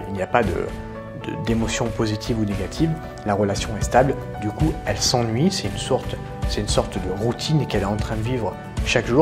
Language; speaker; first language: French; native; French